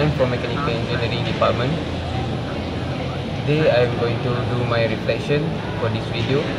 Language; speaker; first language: English; non-native, local second language; Malay